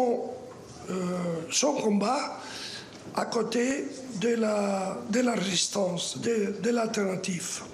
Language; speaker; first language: French; non-native, fluent; Spanish